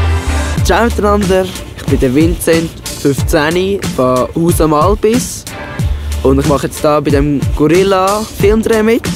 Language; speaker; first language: German; native; German